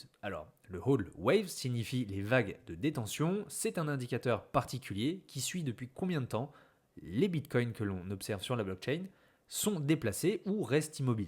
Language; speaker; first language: French; native; French